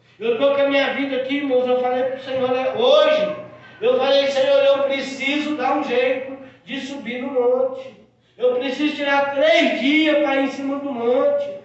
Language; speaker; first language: Portuguese; native; Portuguese